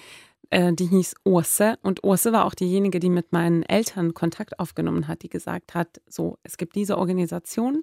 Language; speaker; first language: German; non-native, fluent; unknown